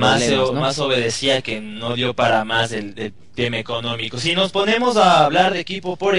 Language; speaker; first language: Spanish; native; Spanish